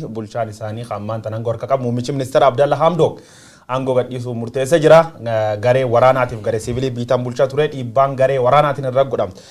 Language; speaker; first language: Oromo; native; Oromo